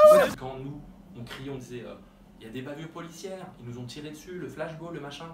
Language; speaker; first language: French; early bilingual, other home language; Arabic